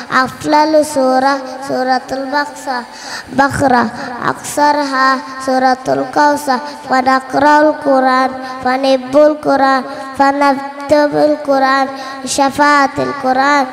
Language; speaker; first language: Arabic; non-native, learner; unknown